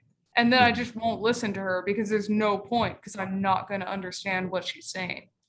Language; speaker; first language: English; native; English